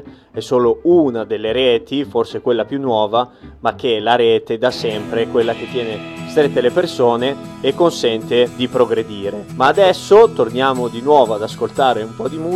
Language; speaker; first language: Italian; native; Italian